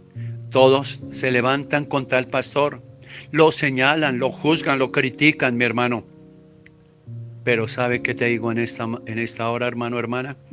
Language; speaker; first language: Spanish; native; Spanish